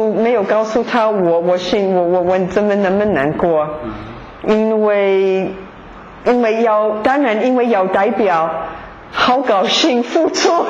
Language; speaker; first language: Chinese; non-native, fluent; English